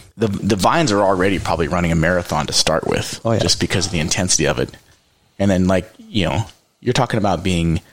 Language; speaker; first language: English; native; English